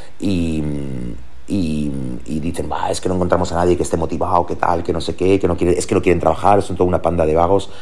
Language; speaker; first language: Spanish; early bilingual, heritage; Spanish